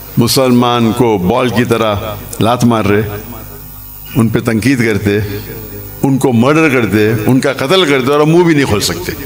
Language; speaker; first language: Urdu; non-native, local second language; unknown